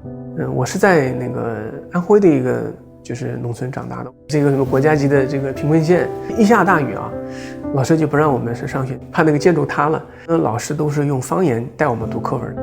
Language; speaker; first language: Chinese; native; Chinese